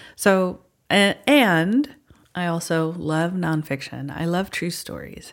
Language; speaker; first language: English; early bilingual, other home language; Filipino